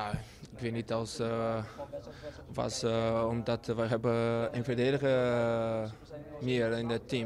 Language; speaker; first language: Dutch; non-native, learner; Portuguese